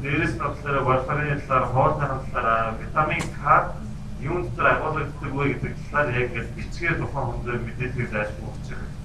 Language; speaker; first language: Mongolian; native; Mongolian